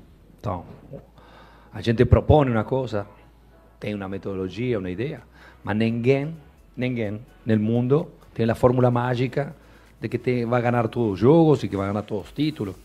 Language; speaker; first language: Portuguese; non-native, fluent; Spanish